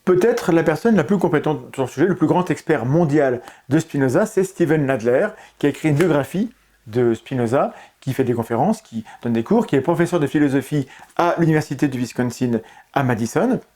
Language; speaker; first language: French; native; French